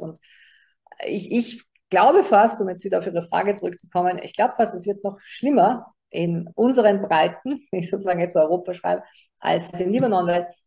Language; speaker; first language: German; native; German